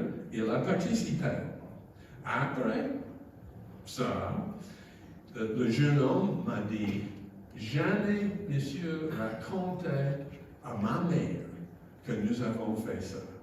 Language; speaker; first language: French; non-native, fluent; English